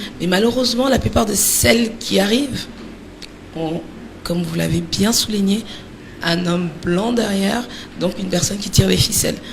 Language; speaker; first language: French; native; French